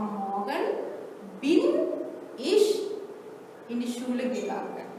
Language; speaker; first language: German; non-native, fluent; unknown